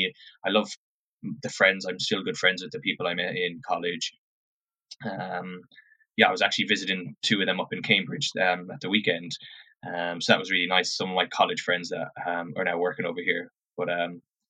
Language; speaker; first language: English; native; English